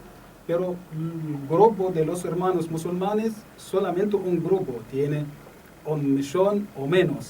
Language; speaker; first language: Spanish; non-native, learner; Arabic